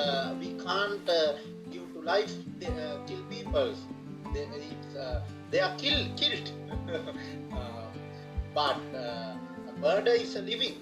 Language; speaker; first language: English; non-native, learner; Sinhala